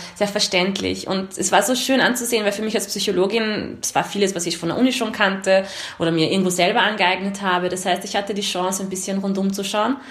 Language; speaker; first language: German; early bilingual, other home language; Hungarian